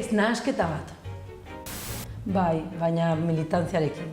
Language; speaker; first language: Basque; non-native, local second language; Spanish